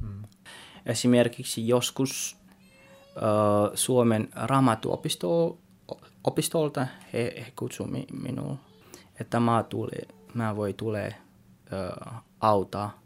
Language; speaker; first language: Finnish; non-native, learner; Tswana